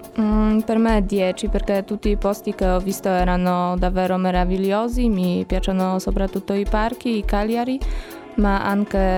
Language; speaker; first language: Italian; non-native, learner; Polish